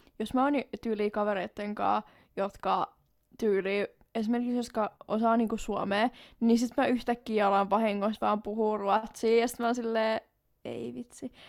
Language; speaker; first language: Finnish; non-native, local second language; Swedish